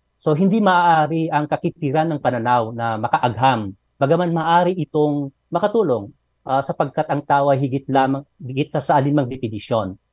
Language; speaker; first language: Filipino; non-native, local second language; Iloko